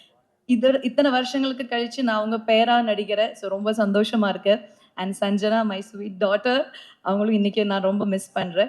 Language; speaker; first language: Tamil; non-native, fluent; Malayalam